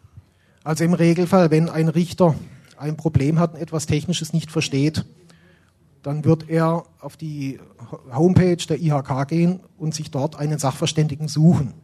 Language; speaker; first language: German; native; German